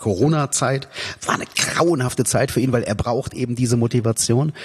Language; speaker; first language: German; native; German